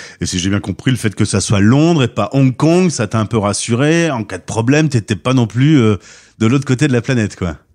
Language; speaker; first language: French; native; French